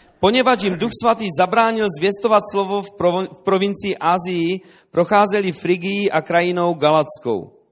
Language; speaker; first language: Czech; native; Czech